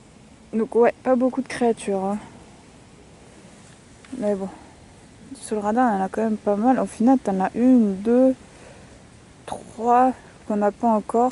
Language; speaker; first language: French; native; French